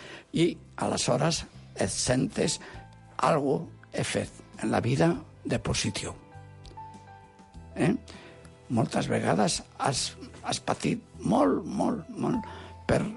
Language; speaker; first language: Catalan; non-native, local second language; Spanish